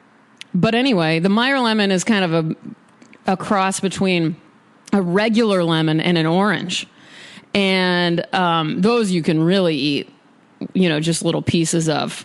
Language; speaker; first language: English; native; English